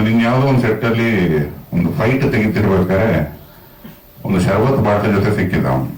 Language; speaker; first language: Kannada; native; Kannada